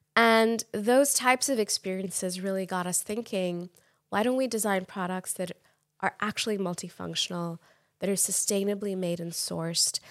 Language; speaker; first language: English; non-native, local second language; Urdu